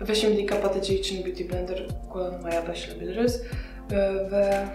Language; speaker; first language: Turkish; non-native, fluent; Russian